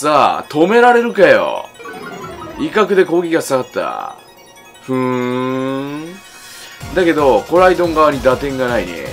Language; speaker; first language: Japanese; native; Japanese